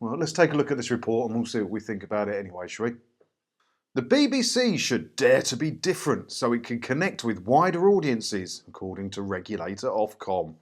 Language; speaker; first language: English; native; English